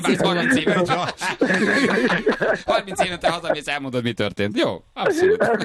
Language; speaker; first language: Hungarian; native; Hungarian